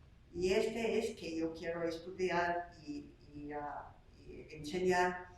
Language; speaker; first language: Spanish; non-native, fluent; Slovak